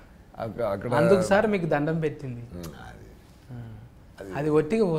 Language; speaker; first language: Telugu; native; Telugu